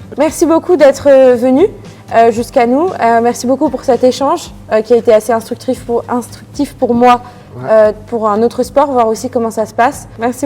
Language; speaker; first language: French; native; French